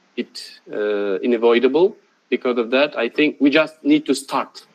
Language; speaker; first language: English; non-native, fluent; Russian